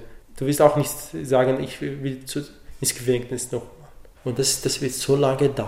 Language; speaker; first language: German; non-native, fluent; Arabic